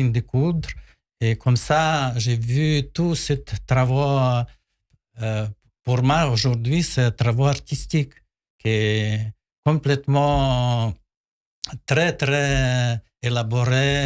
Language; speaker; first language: French; non-native, learner; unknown